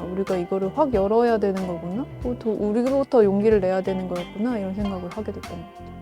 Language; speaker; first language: Korean; native; Korean